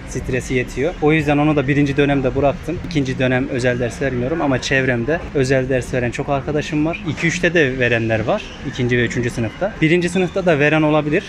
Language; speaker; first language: Turkish; native; Turkish